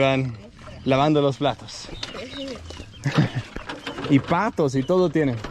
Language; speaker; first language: Spanish; non-native, learner; Danish